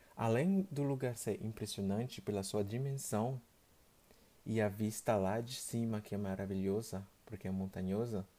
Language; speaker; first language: Portuguese; non-native, fluent; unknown